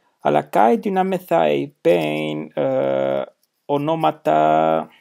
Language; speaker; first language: Greek; non-native, fluent; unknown